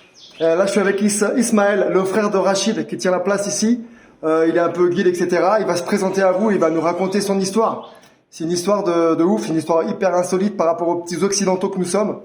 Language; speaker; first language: French; native; French